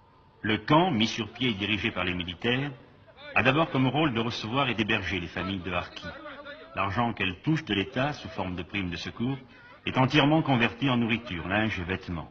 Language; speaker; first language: French; native; French